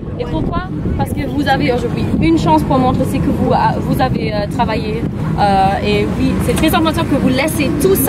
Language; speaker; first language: French; non-native, fluent; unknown